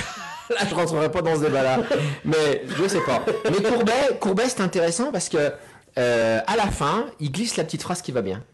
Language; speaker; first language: French; native; French